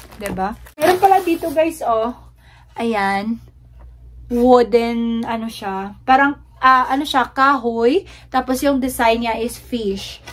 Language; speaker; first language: Filipino; non-native, local second language; Hiligaynon